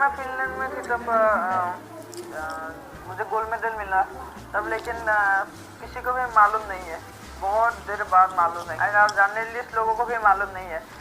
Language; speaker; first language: Hindi; non-native, local second language; Assamese